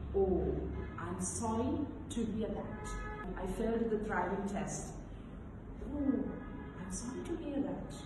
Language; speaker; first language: English; non-native, local second language; Sinhala